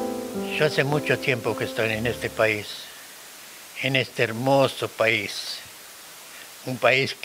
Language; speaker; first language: Spanish; non-native, fluent; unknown